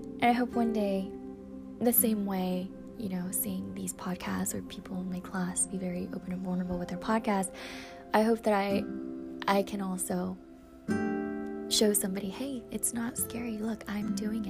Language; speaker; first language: English; native; English